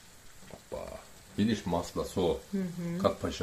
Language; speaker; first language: Russian; non-native, learner; Turkish